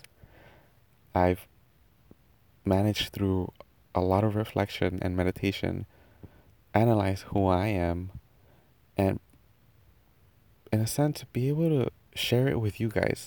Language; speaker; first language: English; early bilingual, other home language; Spanish